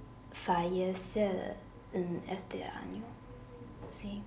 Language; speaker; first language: Spanish; non-native, learner; Chinese